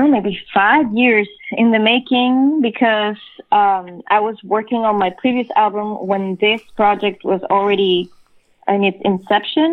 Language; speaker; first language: English; non-native, fluent; Spanish